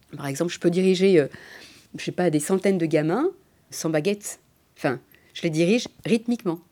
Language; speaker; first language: French; early bilingual, other home language; Spanish